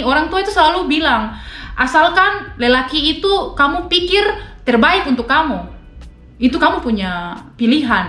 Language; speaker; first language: Indonesian; non-native, local second language; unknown